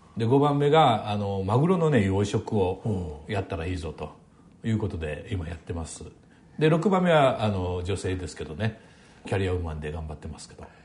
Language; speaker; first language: Japanese; native; Japanese